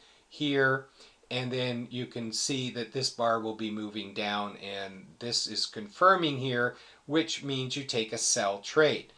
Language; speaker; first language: English; native; English